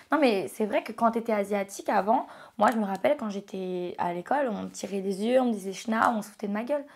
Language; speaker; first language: French; native; French